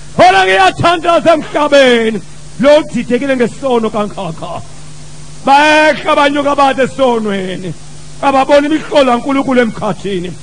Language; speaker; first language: Zulu; non-native, local second language; Tsonga